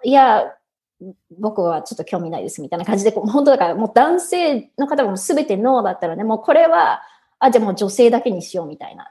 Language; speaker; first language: Japanese; native; Japanese